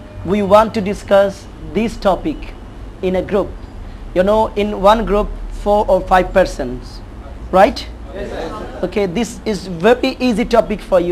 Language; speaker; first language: English; non-native, fluent; Bangla